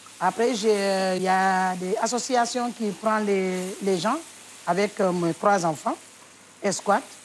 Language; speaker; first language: French; non-native, local second language; Wolof